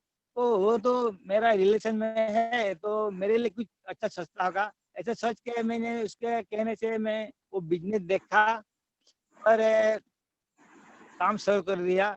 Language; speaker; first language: Hindi; non-native, local second language; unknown